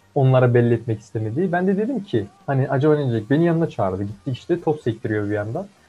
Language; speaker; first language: Turkish; native; Turkish